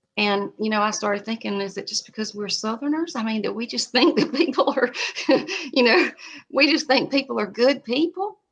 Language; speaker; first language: English; native; English